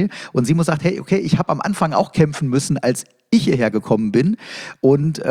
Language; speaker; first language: German; native; German